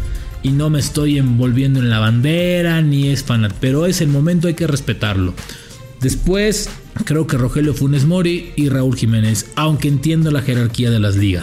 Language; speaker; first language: Spanish; native; Spanish